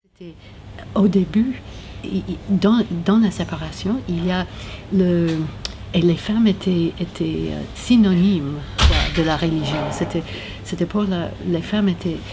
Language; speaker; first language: French; non-native, learner; English